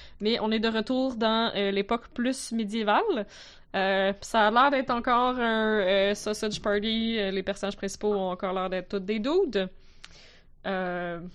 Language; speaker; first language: French; native; French